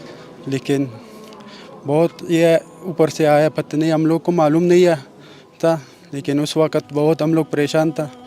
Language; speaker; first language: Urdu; non-native, local second language; Pashto